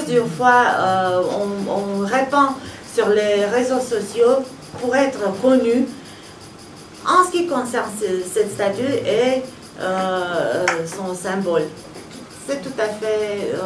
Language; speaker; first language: French; non-native, fluent; Romanian